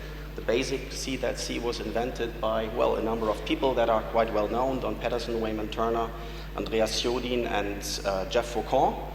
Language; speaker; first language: English; non-native, fluent; German